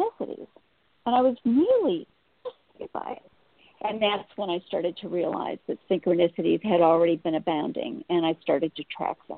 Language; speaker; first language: English; native; English